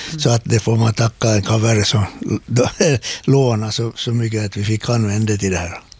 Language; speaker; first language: Swedish; native; Swedish